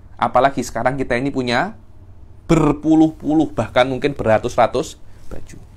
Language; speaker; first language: Indonesian; native; Indonesian